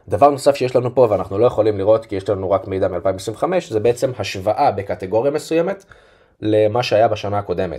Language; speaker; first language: Hebrew; native; Hebrew